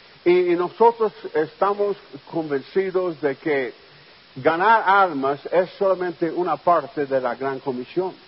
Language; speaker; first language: Spanish; non-native, fluent; English